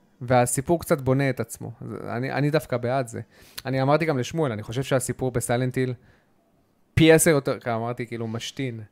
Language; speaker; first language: Hebrew; native; Hebrew